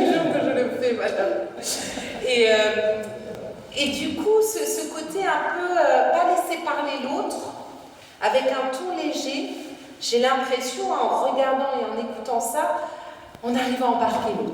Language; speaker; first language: French; native; French